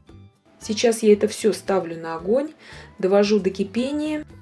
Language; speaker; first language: Russian; native; Russian